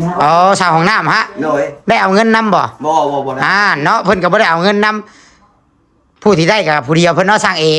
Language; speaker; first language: Thai; non-native, local second language; Lao